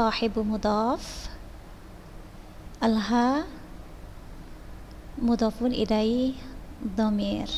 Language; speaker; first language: Arabic; non-native, fluent; Indonesian